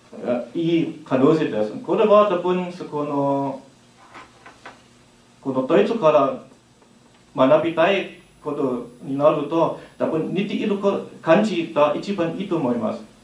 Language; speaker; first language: Japanese; non-native, learner; German